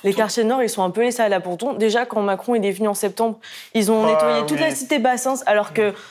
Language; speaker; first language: French; native; French